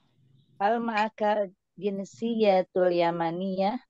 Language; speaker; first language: Arabic; non-native, learner; Indonesian